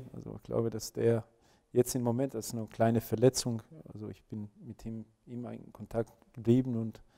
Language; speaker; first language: German; non-native, fluent; Bosnian